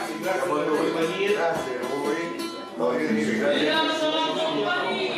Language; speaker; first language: Italian; non-native, local second language; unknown